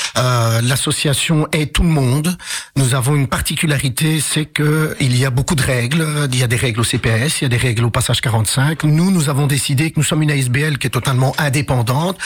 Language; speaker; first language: French; early bilingual, other home language; Arabic